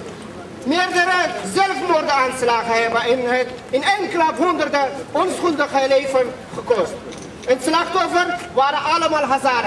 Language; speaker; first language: Dutch; non-native, fluent; Persian